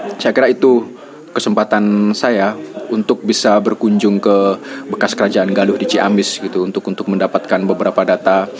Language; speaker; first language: Indonesian; native; Indonesian